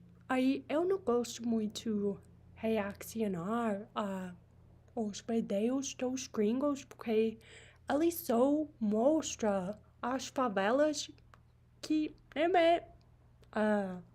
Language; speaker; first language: Portuguese; non-native, learner; English